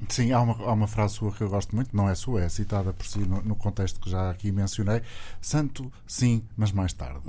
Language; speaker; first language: Portuguese; native; Portuguese